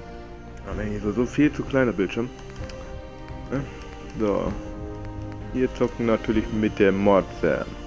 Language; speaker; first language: German; native; German